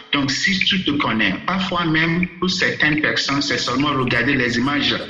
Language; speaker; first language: French; non-native, fluent; Yoruba